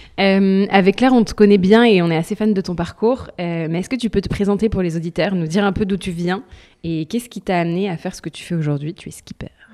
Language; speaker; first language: French; native; French